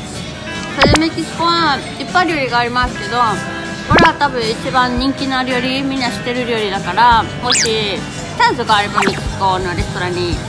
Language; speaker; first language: Japanese; non-native, fluent; Spanish